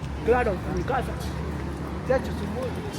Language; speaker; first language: Spanish; native; Spanish